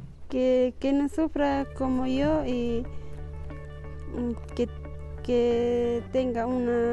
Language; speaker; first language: Spanish; non-native, local second language; Quechua